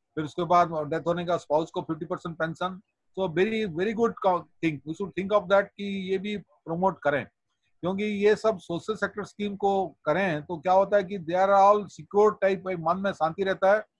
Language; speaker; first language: Hindi; non-native, local second language; Odia